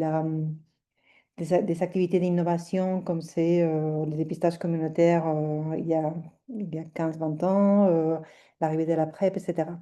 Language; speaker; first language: French; non-native, fluent; Spanish